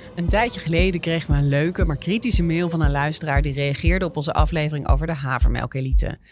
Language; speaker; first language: Dutch; native; Dutch